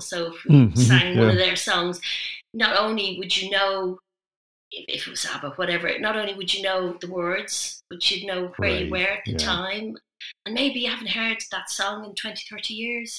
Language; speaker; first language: English; native; English